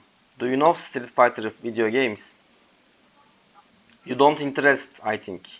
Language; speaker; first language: English; non-native, learner; Turkish